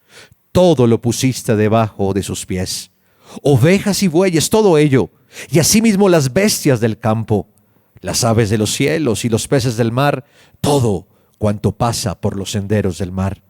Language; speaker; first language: Spanish; native; Spanish